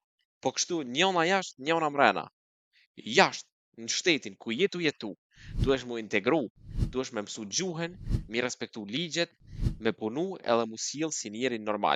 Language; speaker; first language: Albanian; early bilingual, heritage; Albanian